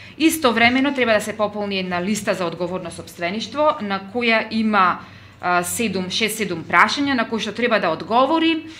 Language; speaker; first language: Macedonian; native; Macedonian